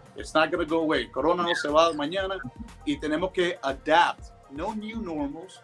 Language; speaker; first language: Spanish; early bilingual, heritage; Spanish